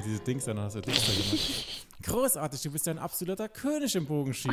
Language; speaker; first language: German; native; German